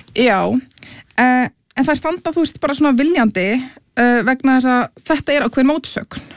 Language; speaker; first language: Icelandic; early bilingual, other home language; Serbian